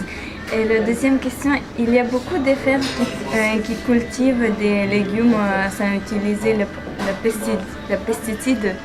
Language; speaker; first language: French; non-native, learner; Chinese